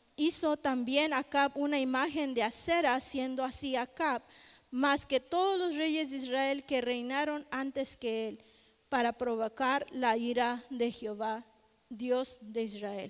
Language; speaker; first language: Spanish; native; Spanish